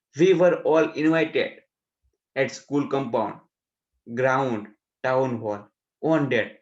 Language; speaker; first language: English; non-native, local second language; Gujarati